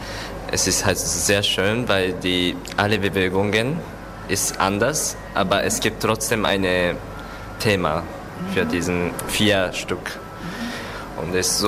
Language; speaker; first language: German; non-native, learner; Japanese